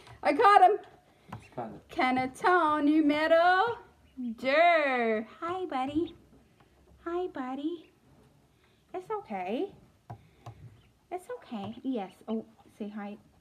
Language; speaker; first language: English; native; English